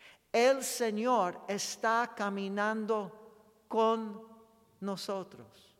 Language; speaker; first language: Spanish; non-native, fluent; English